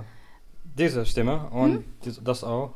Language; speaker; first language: German; non-native, learner; Arabic